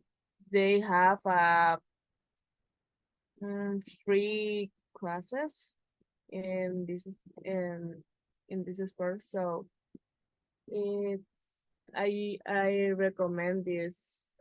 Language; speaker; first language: English; non-native, learner; Spanish